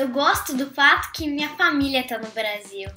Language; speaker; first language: Portuguese; early bilingual, heritage; Portuguese